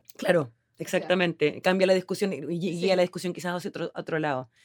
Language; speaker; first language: Spanish; native; Spanish